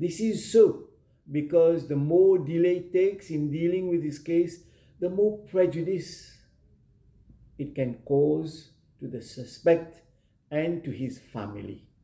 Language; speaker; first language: English; non-native, local second language; Morisyen